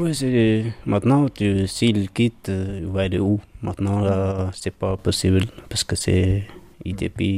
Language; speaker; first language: French; non-native, learner; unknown